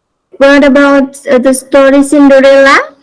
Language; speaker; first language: English; non-native, learner; Indonesian